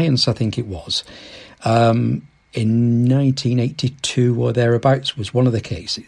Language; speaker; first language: English; native; English